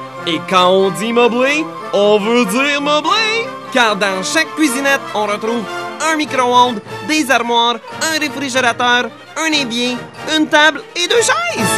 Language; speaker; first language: French; native; French